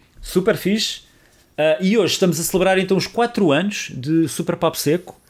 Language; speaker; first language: Portuguese; native; Portuguese